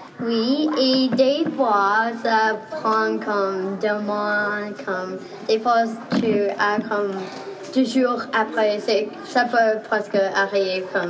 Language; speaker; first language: French; non-native, local second language; English